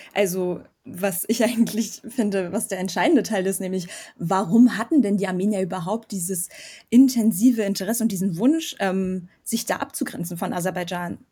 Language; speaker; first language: German; early bilingual, other home language; Armenian